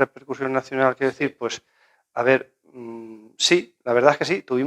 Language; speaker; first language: Spanish; native; Spanish